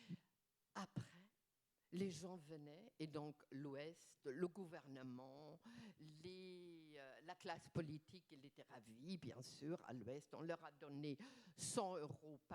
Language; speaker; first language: French; non-native, fluent; German